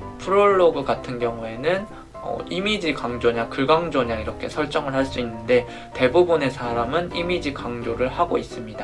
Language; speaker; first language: Korean; native; Korean